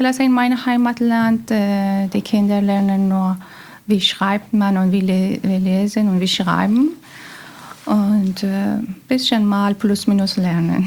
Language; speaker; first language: German; non-native, learner; Persian